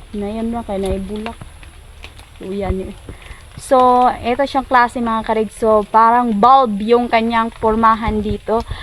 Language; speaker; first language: Filipino; non-native, local second language; Cebuano